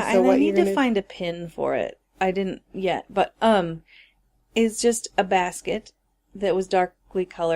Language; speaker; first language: English; native; English